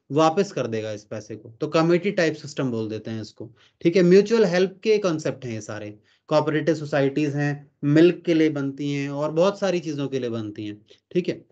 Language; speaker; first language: Hindi; native; Hindi